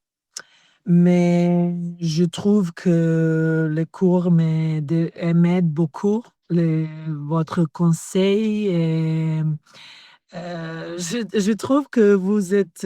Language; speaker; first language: French; non-native, learner; Serbian